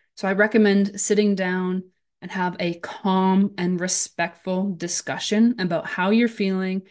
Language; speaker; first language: English; native; English